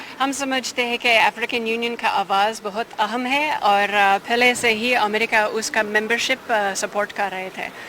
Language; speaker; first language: Hindi; non-native, fluent; English